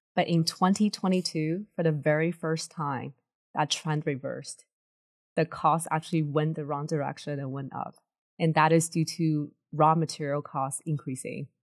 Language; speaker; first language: English; early bilingual, other home language; Chinese